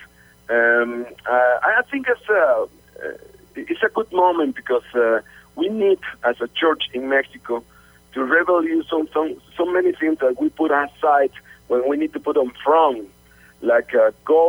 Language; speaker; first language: English; non-native, learner; Spanish